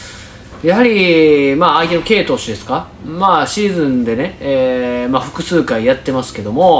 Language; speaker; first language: Japanese; native; Japanese